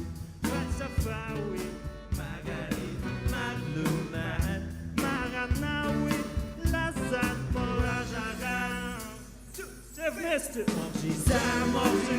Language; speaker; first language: Russian; non-native, local second language; Bashkir